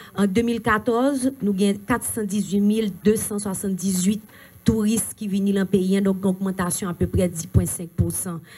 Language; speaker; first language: French; non-native, local second language; Haitian Creole